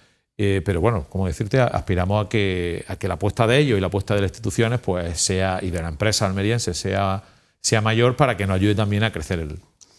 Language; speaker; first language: Spanish; native; Spanish